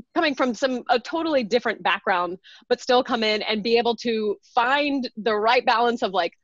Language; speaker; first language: English; native; English